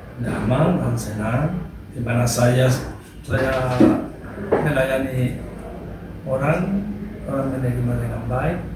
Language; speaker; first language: Indonesian; non-native, learner; Spanish